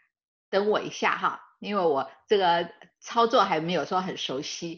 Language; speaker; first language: Chinese; native; Chinese